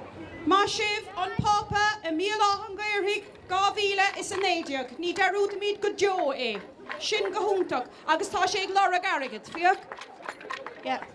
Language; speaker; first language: Irish; native; Irish